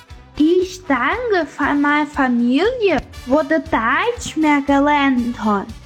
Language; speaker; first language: German; early bilingual, heritage; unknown